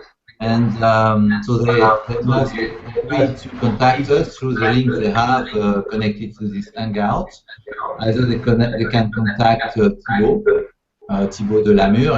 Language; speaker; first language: English; non-native, fluent; French